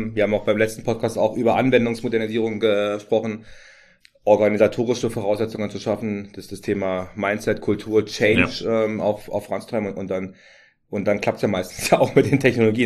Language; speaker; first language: German; native; German